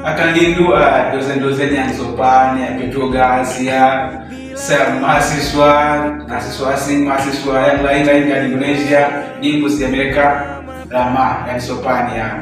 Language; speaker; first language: Indonesian; non-native, learner; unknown